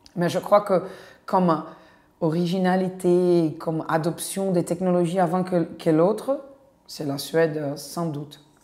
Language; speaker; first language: French; non-native, fluent; Portuguese